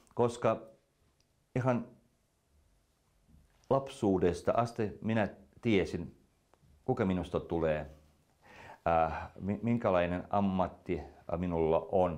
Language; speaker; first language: Finnish; non-native, local second language; Russian